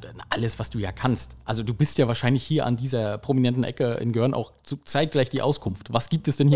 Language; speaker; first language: German; native; German